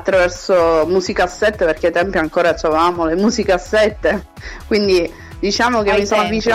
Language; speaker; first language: Italian; early bilingual, other home language; Portuguese